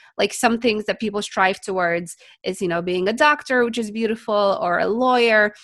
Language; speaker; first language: English; non-native, fluent; Polish